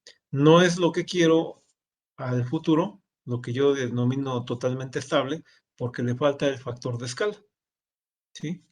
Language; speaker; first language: Spanish; native; Spanish